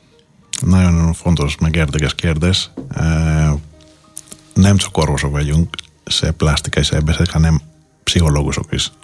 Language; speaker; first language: Hungarian; non-native, fluent; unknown